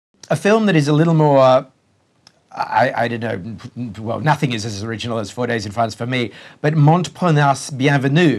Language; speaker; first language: English; native; English